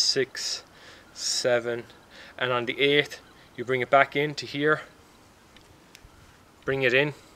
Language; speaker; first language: English; native; English